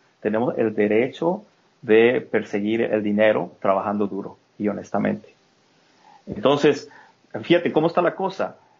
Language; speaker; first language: Spanish; native; Spanish